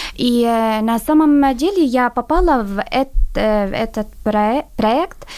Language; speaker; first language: Russian; non-native, fluent; Arabic